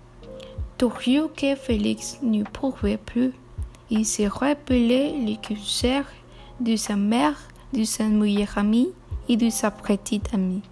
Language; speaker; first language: French; non-native, learner; Spanish